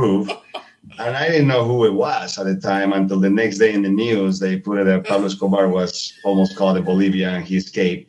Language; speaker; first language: English; non-native, fluent; Spanish